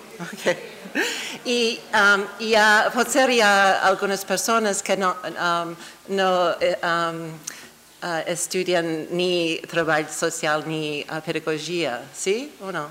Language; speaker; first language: Catalan; non-native, fluent; English